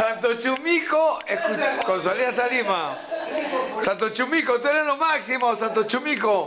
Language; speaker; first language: Spanish; native; Spanish